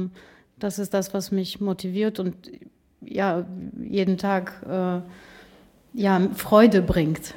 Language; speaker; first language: German; non-native, learner; Ukrainian